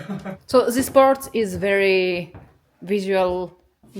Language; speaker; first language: English; non-native, learner; French